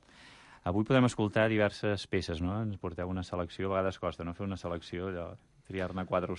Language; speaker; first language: Catalan; native; Catalan